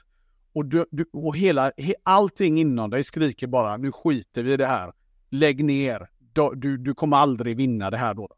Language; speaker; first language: Swedish; native; Swedish